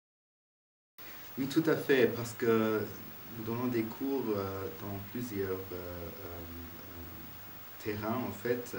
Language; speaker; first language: French; non-native, fluent; German